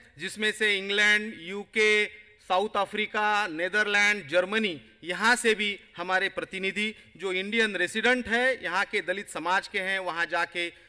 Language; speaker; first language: Hindi; non-native, local second language; Marathi